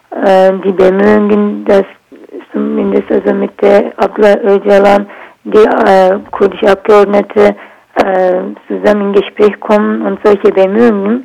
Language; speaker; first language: German; non-native, learner; Kurdish